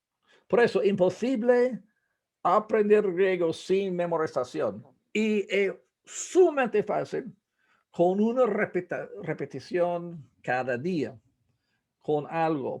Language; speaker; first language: Spanish; non-native, fluent; English